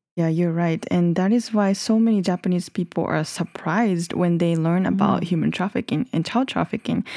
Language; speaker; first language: English; non-native, fluent; Japanese